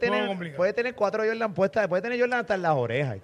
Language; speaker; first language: Spanish; native; Spanish